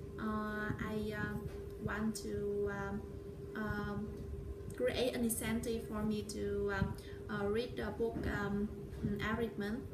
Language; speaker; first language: English; non-native, learner; Vietnamese